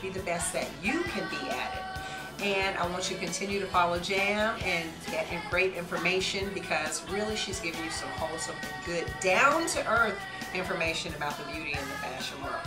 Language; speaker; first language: English; native; English